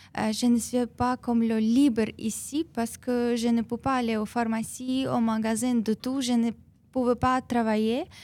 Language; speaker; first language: French; non-native, learner; Ukrainian